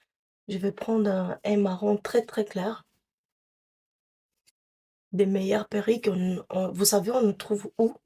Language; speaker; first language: French; non-native, fluent; Portuguese